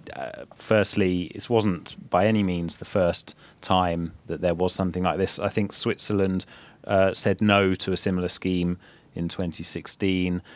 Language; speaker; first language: English; native; English